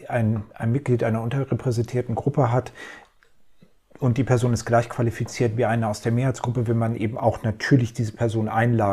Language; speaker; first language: German; native; German